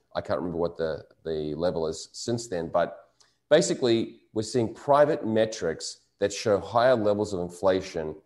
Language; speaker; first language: English; native; English